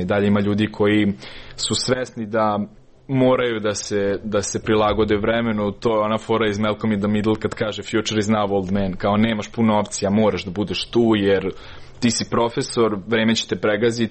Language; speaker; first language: Serbian; native; Serbian